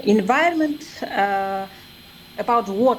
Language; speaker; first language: English; non-native, learner; Kazakh